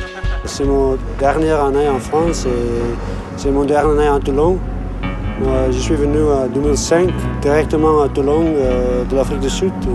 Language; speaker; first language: French; non-native, learner; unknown